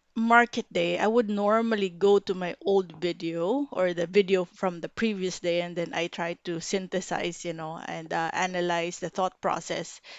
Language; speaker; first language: English; non-native, local second language; Filipino